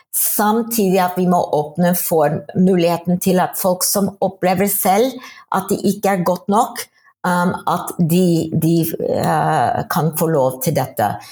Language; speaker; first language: Norwegian; non-native, fluent; English